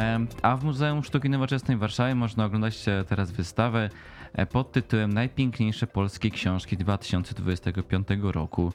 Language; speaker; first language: Polish; native; Polish